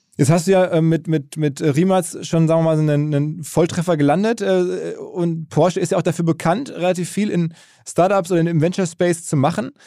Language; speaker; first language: German; native; German